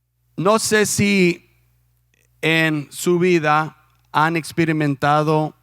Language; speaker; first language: Spanish; non-native, fluent; English